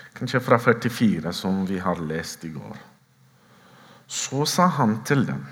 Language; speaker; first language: Norwegian; non-native, fluent; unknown